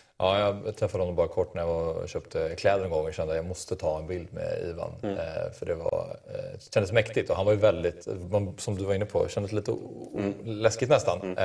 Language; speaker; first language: Swedish; native; Swedish